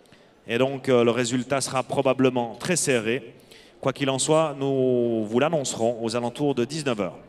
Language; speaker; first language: French; native; French